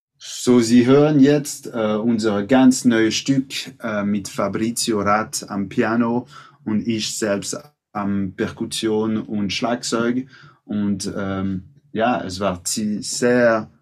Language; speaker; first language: German; non-native, local second language; French